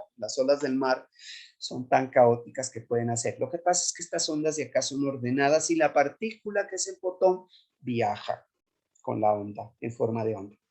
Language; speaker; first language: Spanish; native; Spanish